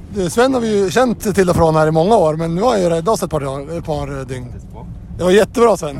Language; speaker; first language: Swedish; native; Swedish